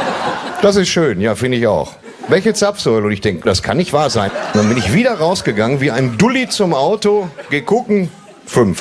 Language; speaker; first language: German; native; German